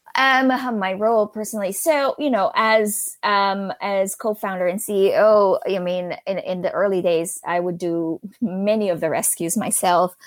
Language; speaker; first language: English; non-native, local second language; Filipino